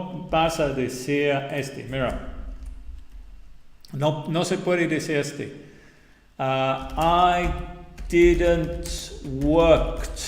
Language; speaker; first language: Spanish; non-native, fluent; English